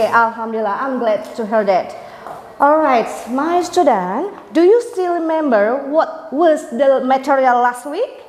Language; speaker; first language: English; non-native, fluent; Indonesian